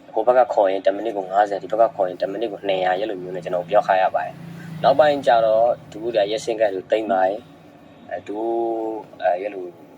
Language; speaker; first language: Burmese; native; Burmese